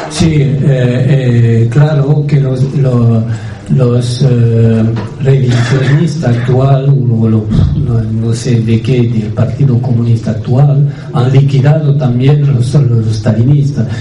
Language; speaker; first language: Spanish; non-native, fluent; French